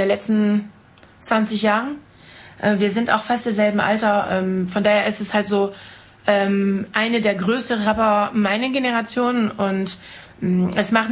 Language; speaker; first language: German; non-native, fluent; French